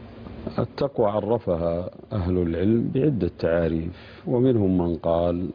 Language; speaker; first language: Arabic; native; Arabic